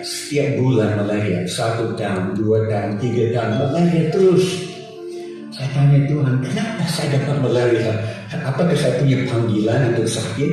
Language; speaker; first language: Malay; non-native, fluent; English